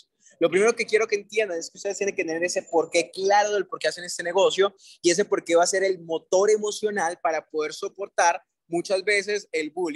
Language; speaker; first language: Spanish; native; Spanish